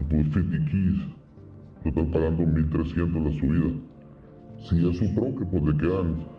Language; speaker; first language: Spanish; native; Spanish